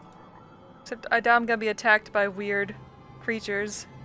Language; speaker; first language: English; native; English